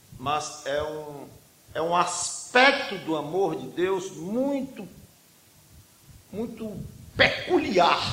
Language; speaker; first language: Portuguese; native; Portuguese